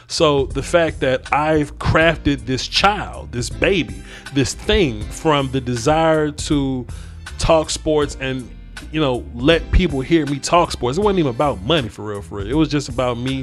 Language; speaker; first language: English; native; English